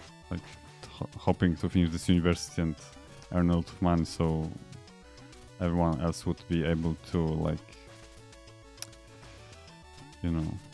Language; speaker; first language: English; non-native, fluent; Polish